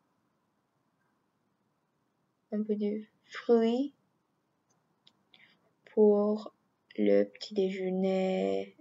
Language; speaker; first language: French; non-native, learner; English